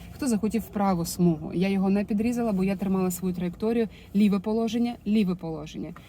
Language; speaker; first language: Ukrainian; non-native, local second language; Russian